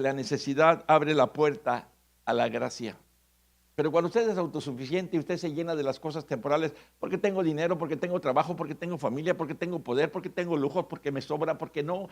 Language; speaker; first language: Spanish; native; Spanish